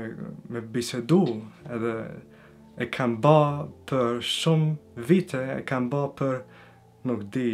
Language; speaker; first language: Albanian; early bilingual, heritage; Albanian